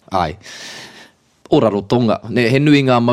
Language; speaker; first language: Māori; non-native, local second language; English